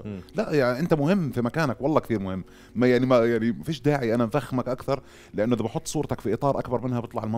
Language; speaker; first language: Arabic; native; Arabic